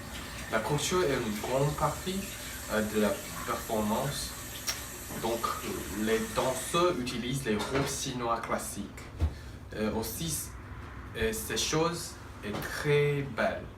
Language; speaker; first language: French; non-native, learner; English